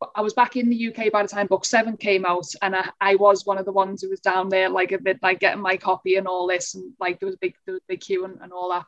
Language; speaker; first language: English; native; English